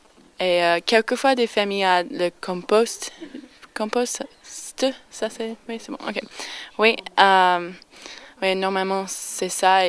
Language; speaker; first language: French; non-native, learner; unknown